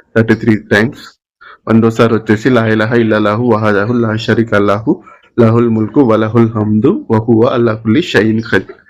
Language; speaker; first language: Telugu; non-native, local second language; Urdu